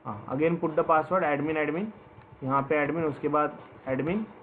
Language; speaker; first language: Hindi; non-native, local second language; Marathi